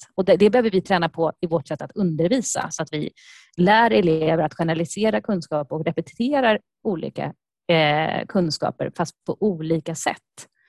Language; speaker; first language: Swedish; native; Swedish